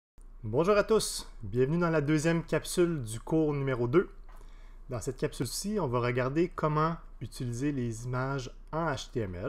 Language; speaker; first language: French; native; French